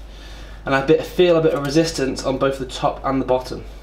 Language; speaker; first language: English; native; English